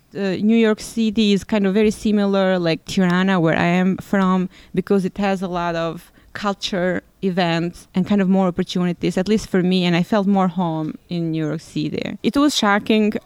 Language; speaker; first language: English; non-native, fluent; Albanian